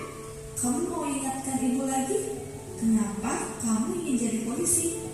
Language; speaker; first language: Indonesian; native; Indonesian